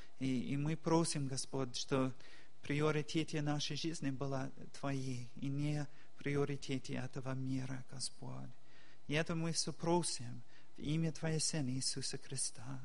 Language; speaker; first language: Russian; non-native, fluent; English